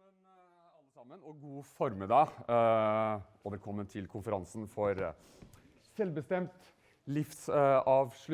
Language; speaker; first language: Norwegian; native; Norwegian